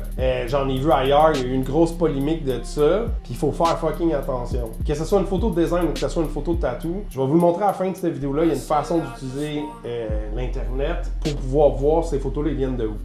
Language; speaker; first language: French; native; French